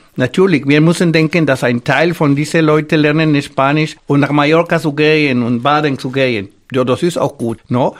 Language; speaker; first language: German; non-native, fluent; Spanish